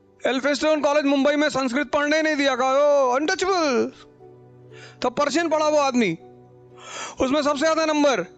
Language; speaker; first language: Hindi; native; Hindi